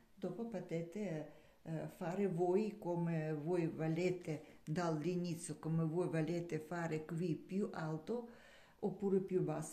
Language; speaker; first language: Italian; non-native, learner; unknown